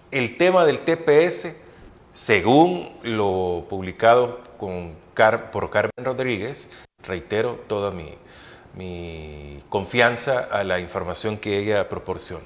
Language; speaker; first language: Spanish; native; Spanish